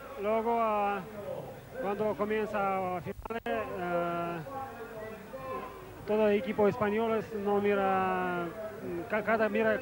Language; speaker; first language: Spanish; non-native, learner; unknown